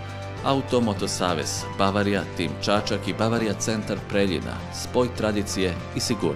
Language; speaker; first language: Serbian; native; Serbian